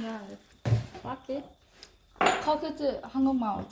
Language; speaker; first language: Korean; early bilingual, heritage; English